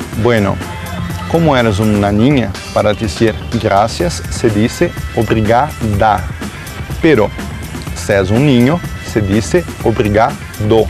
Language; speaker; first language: Spanish; non-native, fluent; Portuguese